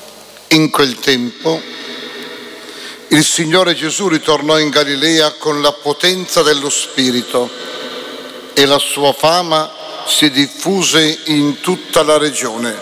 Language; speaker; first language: Italian; native; Italian